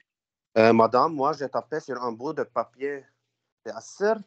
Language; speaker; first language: French; non-native, learner; Arabic